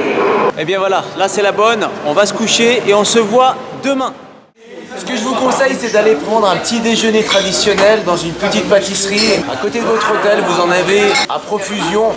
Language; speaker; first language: French; native; French